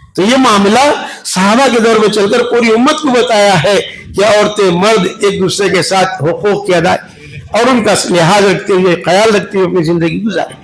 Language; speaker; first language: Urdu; native; Urdu